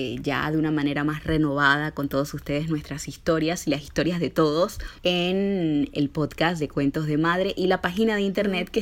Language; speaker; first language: Spanish; native; Spanish